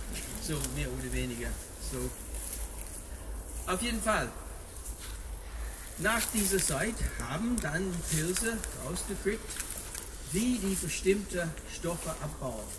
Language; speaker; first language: German; non-native, fluent; English